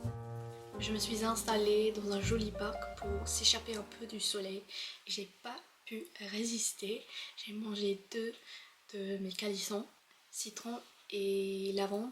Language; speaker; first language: French; non-native, fluent; English